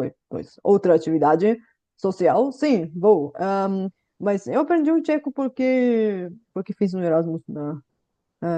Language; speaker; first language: Portuguese; non-native, fluent; Bulgarian